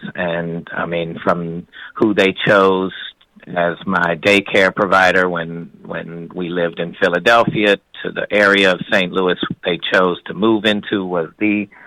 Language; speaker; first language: English; native; English